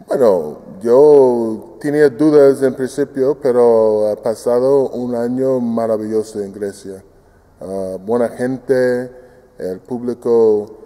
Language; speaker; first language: Spanish; non-native, fluent; English